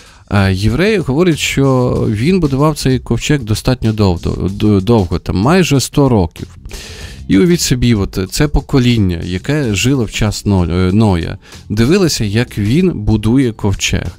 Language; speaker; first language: Ukrainian; native; Ukrainian